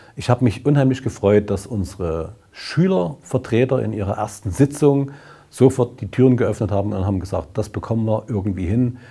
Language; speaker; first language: German; native; German